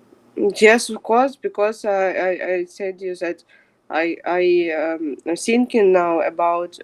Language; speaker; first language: English; non-native, fluent; Ukrainian